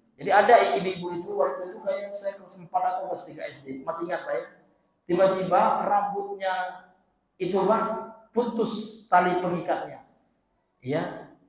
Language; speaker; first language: Indonesian; non-native, local second language; Minangkabau